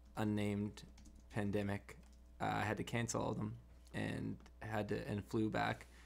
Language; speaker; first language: English; native; English